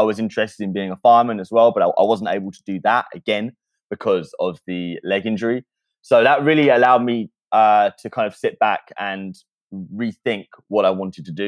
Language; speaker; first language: English; native; English